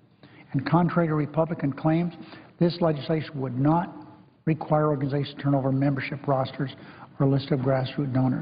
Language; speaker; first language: English; native; English